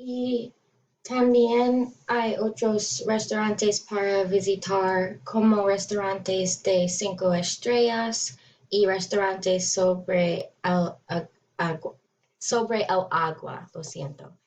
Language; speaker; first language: Spanish; non-native, learner; English